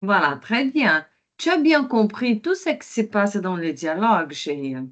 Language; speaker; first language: French; non-native, fluent; Portuguese